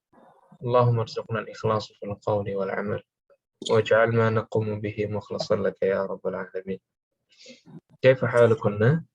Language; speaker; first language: Arabic; non-native, fluent; Indonesian